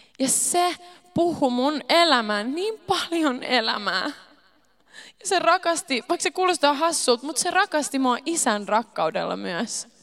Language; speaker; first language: Finnish; early bilingual, heritage; Finnish